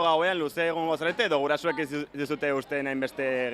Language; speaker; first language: Basque; native; Basque